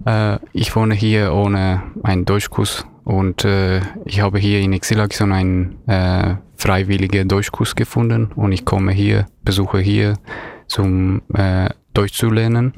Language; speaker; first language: German; non-native, learner; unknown